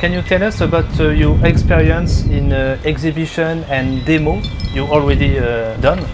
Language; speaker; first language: English; non-native, learner; French